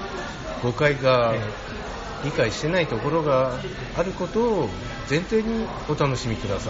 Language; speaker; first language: Japanese; native; Japanese